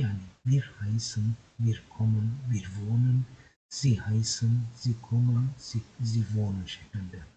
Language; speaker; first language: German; non-native, fluent; Turkish